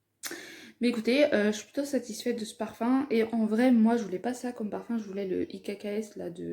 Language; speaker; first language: French; native; French